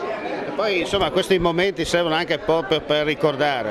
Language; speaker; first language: Italian; native; Italian